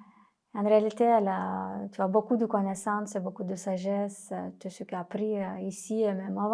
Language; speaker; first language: French; non-native, fluent; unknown